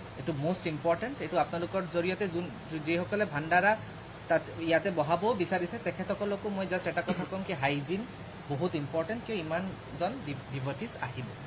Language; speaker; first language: Assamese; native; Assamese